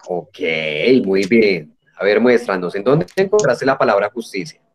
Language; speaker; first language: Spanish; native; Spanish